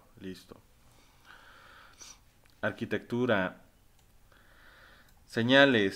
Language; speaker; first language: Spanish; native; Spanish